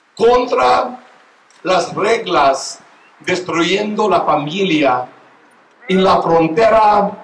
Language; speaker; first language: Spanish; non-native, fluent; English